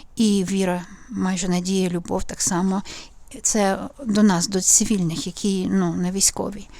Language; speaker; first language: Ukrainian; native; Ukrainian